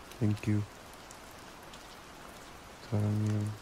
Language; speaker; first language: Korean; non-native, learner; Chinese